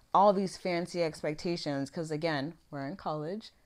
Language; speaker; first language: English; native; English